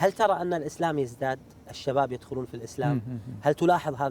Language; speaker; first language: Arabic; native; Arabic